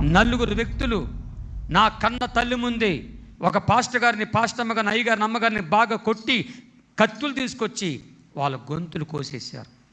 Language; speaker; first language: Telugu; non-native, local second language; Koya